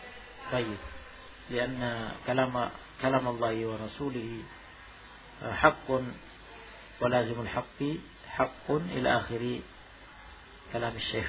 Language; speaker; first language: Arabic; non-native, fluent; Indonesian